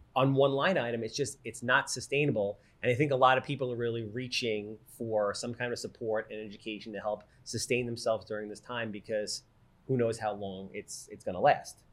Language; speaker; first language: English; native; English